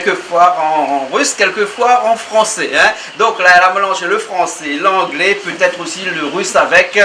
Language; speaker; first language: French; native; French